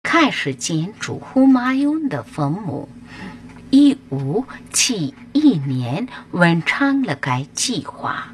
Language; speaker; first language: Chinese; non-native, learner; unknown